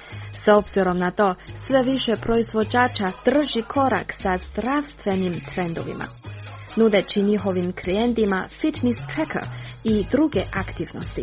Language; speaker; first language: Croatian; native; Croatian